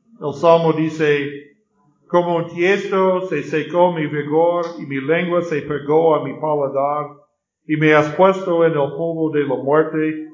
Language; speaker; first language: Spanish; non-native, learner; English